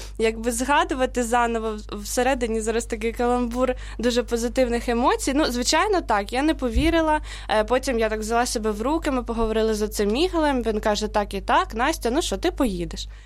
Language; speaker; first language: Ukrainian; native; Ukrainian